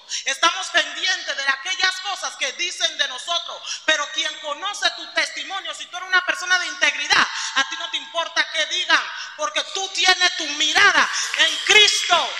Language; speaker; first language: Spanish; native; Spanish